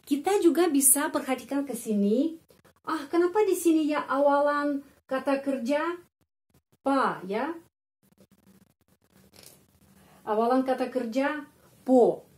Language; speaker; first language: Indonesian; non-native, fluent; Russian